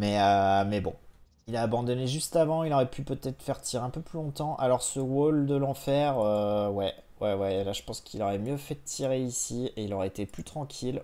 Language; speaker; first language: French; native; French